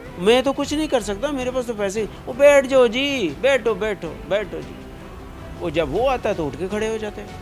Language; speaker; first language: Urdu; native; Urdu